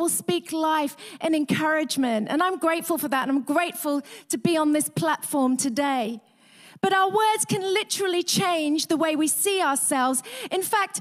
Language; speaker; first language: English; native; English